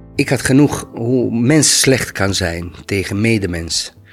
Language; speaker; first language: Dutch; non-native, fluent; Bosnian